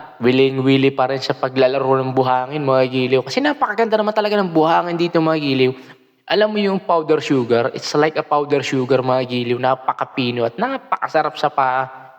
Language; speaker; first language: Filipino; native; Filipino